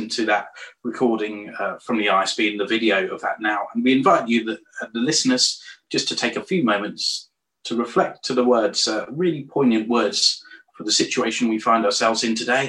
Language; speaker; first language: English; native; English